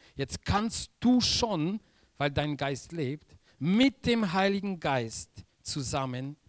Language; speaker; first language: German; non-native, fluent; Polish